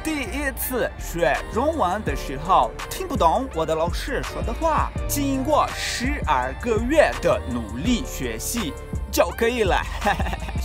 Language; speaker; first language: Chinese; non-native, fluent; Portuguese